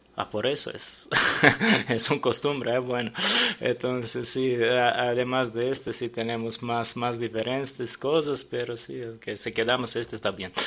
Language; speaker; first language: Spanish; non-native, fluent; Serbian